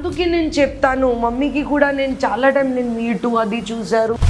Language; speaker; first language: Telugu; non-native, learner; Hindi